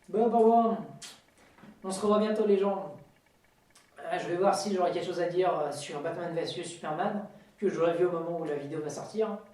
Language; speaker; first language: French; native; French